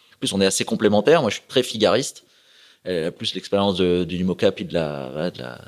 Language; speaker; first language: French; native; French